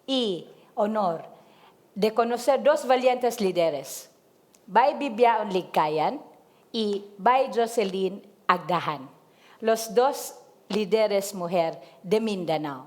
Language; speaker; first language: Spanish; non-native, learner; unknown